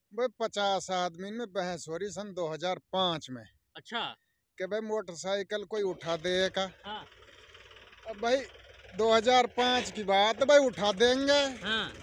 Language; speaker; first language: Hindi; native; Hindi